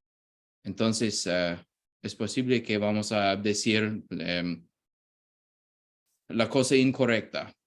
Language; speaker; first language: Spanish; non-native, fluent; English